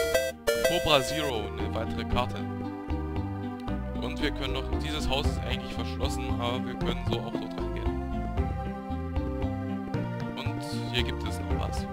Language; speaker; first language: German; native; German